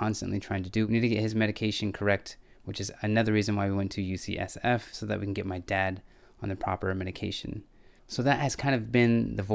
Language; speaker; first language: English; native; English